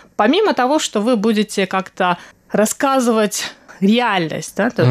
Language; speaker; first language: Russian; native; Russian